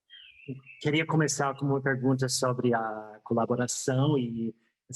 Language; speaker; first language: Portuguese; non-native, fluent; English